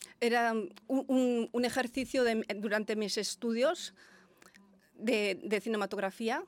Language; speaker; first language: Spanish; non-native, fluent; Lithuanian